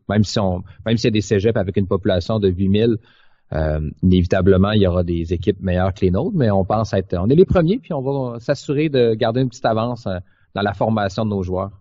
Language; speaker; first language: French; native; French